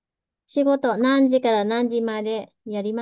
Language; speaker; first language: Japanese; early bilingual, heritage; Vietnamese